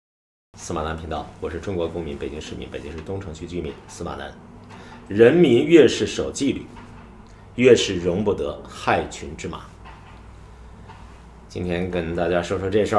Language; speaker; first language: Chinese; native; Chinese